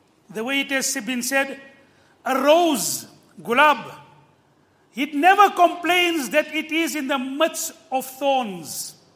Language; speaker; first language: English; native; English